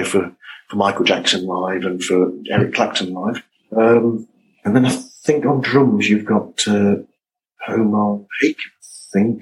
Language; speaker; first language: English; native; English